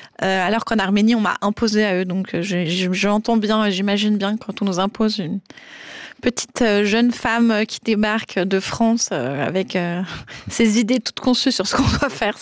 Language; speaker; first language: French; native; French